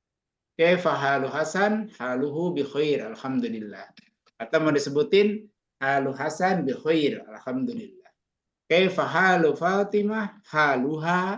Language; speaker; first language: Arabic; non-native, fluent; Indonesian